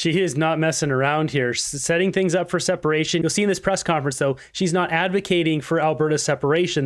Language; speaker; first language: English; native; English